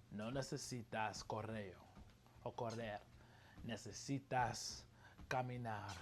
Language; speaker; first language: Spanish; non-native, learner; English